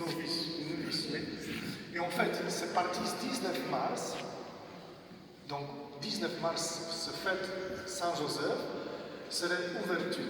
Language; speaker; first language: French; non-native, learner; Polish